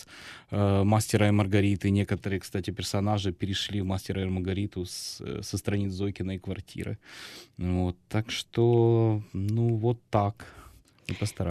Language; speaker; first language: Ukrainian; non-native, local second language; Russian